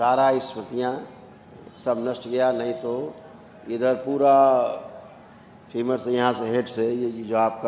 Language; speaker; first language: Hindi; native; Hindi